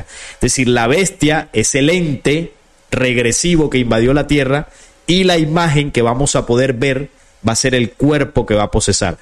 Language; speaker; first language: Spanish; native; Spanish